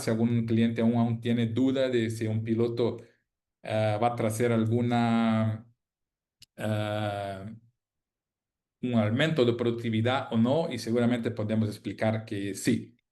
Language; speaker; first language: Spanish; non-native, fluent; Portuguese